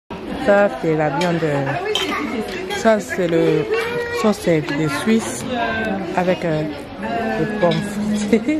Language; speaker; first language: French; non-native, local second language; Lingala